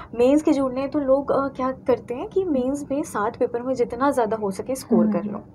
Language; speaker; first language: Hindi; native; Hindi